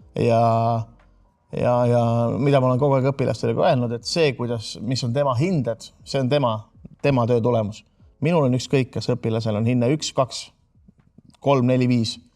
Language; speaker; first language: Estonian; native; Estonian